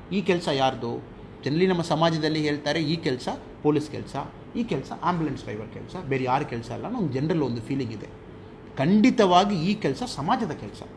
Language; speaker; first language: Kannada; non-native, local second language; Tamil